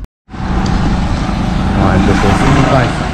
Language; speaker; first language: Spanish; non-native, learner; Japanese